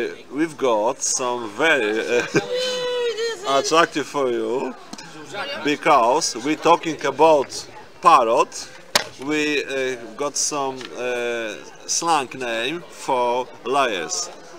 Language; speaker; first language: English; non-native, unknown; Polish